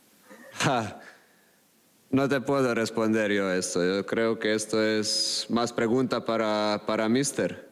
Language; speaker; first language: Spanish; non-native, fluent; Croatian